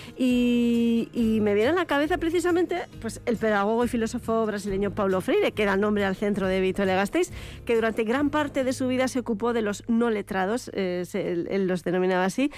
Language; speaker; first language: Spanish; native; Spanish